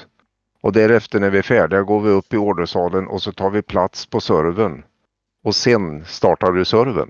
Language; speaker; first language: Swedish; native; Swedish